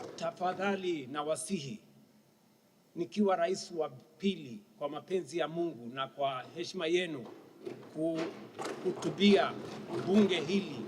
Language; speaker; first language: Swahili; non-native, local second language; Kalenjin